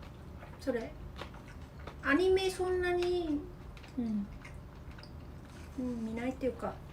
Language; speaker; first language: Japanese; non-native, fluent; Vietnamese